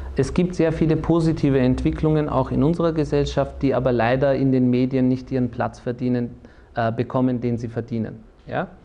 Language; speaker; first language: German; early bilingual, other home language; Turkish